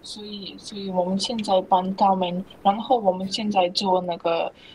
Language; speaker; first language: Chinese; non-native, learner; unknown